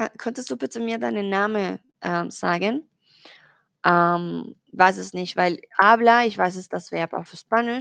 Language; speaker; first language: German; non-native, learner; Spanish